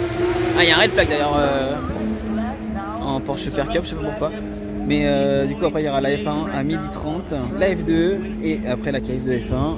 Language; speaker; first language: French; native; French